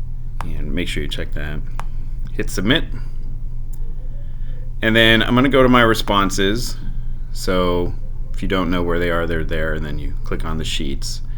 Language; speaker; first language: English; native; English